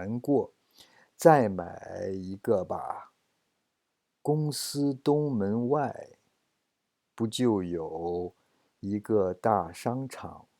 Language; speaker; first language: Chinese; non-native, fluent; English